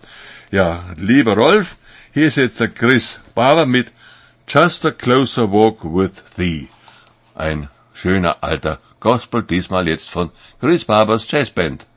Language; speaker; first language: German; native; German